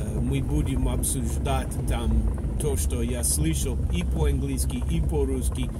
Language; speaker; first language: Russian; non-native, fluent; English